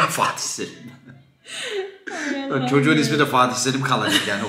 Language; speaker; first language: Turkish; native; Turkish